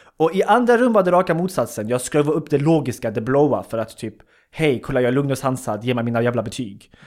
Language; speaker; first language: Swedish; early bilingual, other home language; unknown